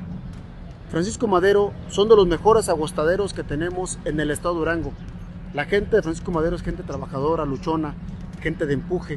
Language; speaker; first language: Spanish; native; Spanish